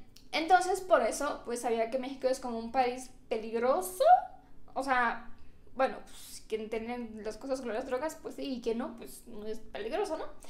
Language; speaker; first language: Spanish; non-native, fluent; Romanian